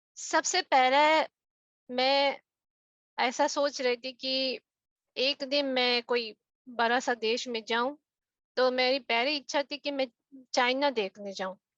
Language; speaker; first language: Hindi; non-native, fluent; Japanese